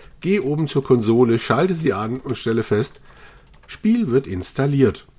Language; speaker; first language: German; native; German